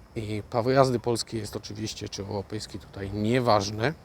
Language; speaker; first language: Polish; native; Polish